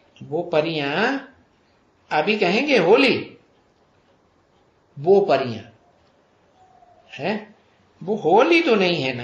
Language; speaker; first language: Hindi; native; Hindi